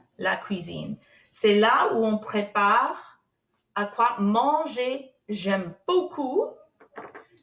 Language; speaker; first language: French; non-native, fluent; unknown